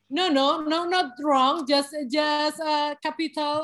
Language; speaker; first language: English; non-native, learner; Indonesian